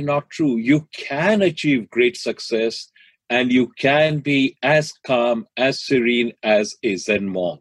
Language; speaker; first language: English; non-native, local second language; Hindi